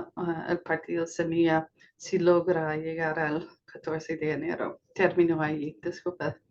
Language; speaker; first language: Spanish; non-native, fluent; English